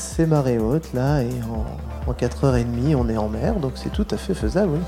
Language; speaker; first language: French; native; French